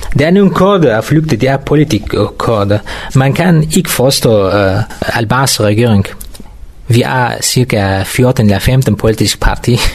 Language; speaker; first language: Danish; non-native, learner; Kurdish